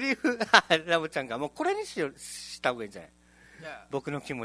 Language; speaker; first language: Japanese; native; Japanese